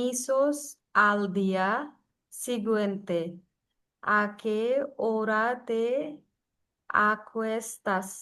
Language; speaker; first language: Spanish; non-native, learner; Bangla